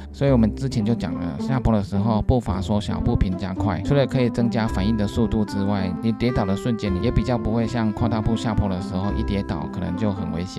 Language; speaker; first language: Chinese; native; Chinese